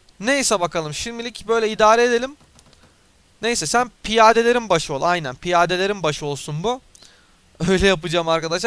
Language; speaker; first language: Turkish; native; Turkish